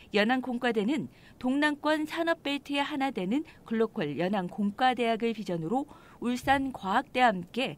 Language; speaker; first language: Korean; native; Korean